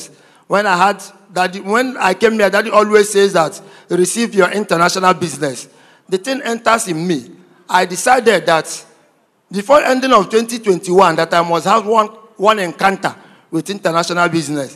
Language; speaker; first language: English; non-native, local second language; Igbo